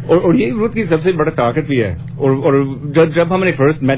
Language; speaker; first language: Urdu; non-native, learner; English